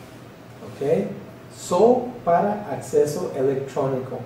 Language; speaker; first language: Portuguese; non-native, learner; English